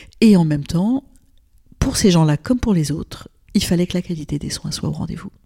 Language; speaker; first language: French; non-native, local second language; Arabic